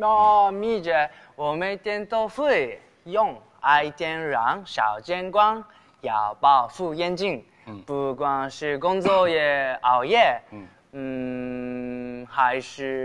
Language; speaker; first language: Chinese; non-native, learner; Japanese